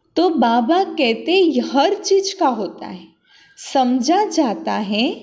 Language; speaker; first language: Hindi; non-native, local second language; Gujarati